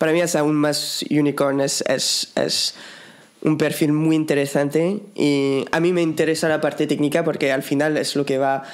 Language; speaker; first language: Spanish; non-native, fluent; French